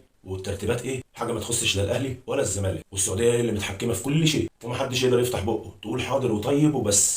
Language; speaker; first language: Arabic; native; Arabic